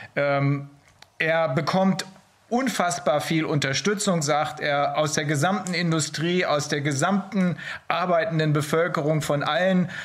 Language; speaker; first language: German; native; German